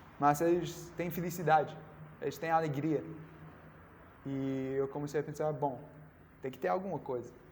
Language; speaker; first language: Portuguese; non-native, learner; English